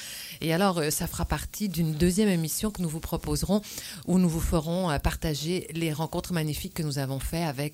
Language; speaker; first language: French; native; French